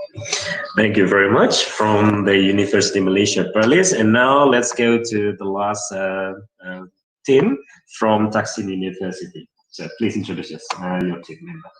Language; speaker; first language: English; non-native, fluent; Indonesian